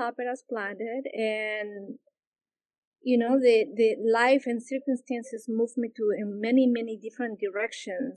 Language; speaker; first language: English; non-native, fluent; Spanish